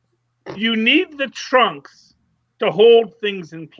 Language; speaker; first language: English; native; English